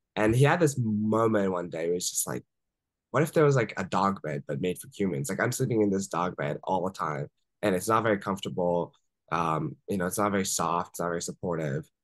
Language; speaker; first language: English; native; English